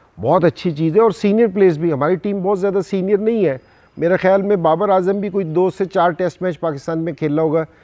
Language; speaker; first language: Urdu; non-native, local second language; Punjabi